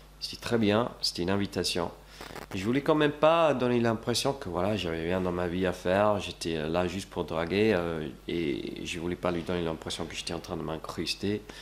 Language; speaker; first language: French; non-native, fluent; English